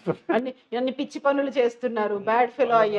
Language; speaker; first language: Telugu; native; Telugu